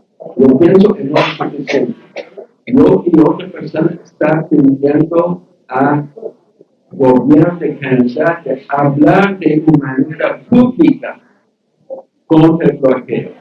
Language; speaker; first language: Spanish; non-native, learner; English